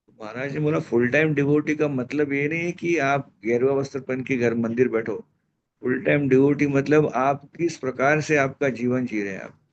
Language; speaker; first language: Hindi; non-native, local second language; Marathi